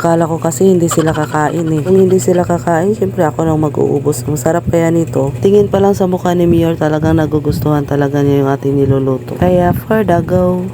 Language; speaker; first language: Filipino; non-native, local second language; Cebuano